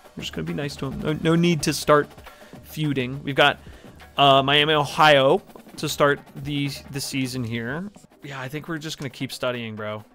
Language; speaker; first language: English; native; English